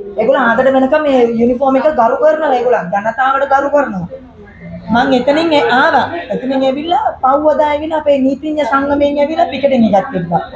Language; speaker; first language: Sinhala; non-native, local second language; Tamil